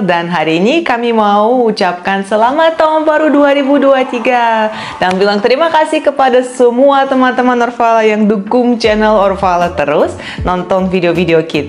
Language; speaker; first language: Indonesian; non-native, fluent; Russian